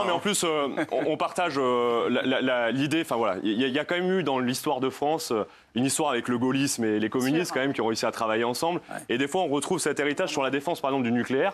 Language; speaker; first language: French; native; French